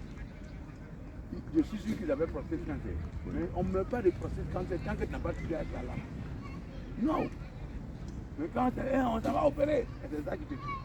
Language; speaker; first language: French; non-native, local second language; Baoulé